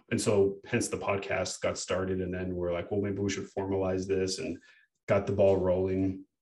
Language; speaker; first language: English; native; English